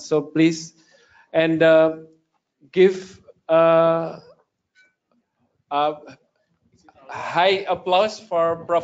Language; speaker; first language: English; non-native, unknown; Indonesian